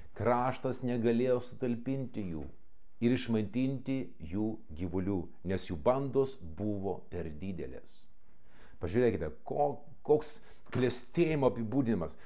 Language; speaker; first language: Lithuanian; non-native, local second language; Russian